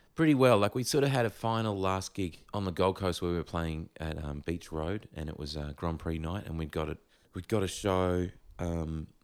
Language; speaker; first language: English; native; English